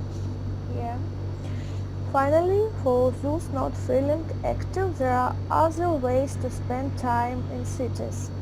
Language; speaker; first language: English; non-native, learner; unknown